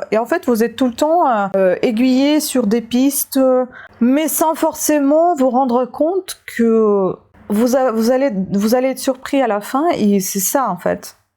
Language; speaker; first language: French; non-native, fluent; Russian